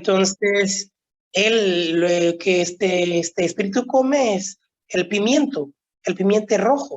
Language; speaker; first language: Spanish; non-native, local second language; Haitian Creole